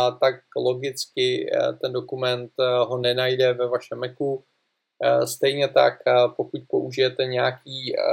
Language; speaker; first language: Czech; native; Czech